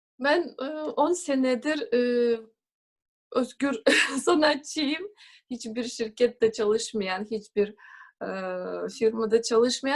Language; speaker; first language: Turkish; non-native, fluent; Russian